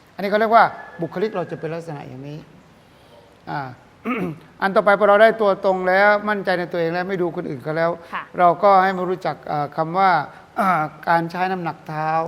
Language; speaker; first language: Thai; native; Thai